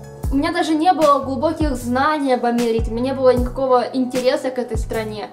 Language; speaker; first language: Russian; native; Russian